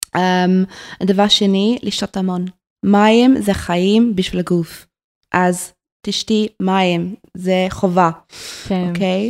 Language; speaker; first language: Hebrew; non-native, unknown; English